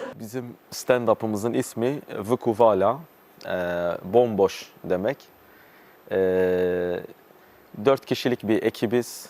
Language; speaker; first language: Turkish; non-native, local second language; Kurdish